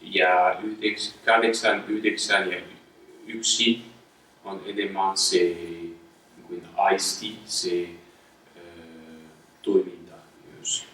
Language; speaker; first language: Finnish; non-native, fluent; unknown